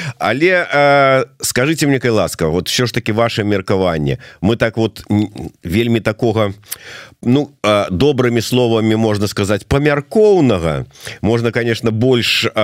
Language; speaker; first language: Belarusian; non-native, local second language; Russian